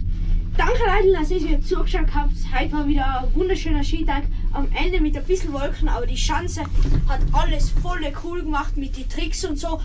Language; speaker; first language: German; native; German